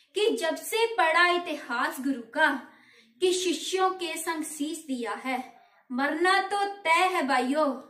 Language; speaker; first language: Hindi; non-native, local second language; Punjabi